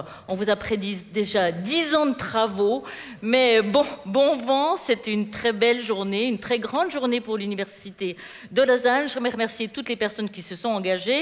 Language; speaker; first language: French; native; French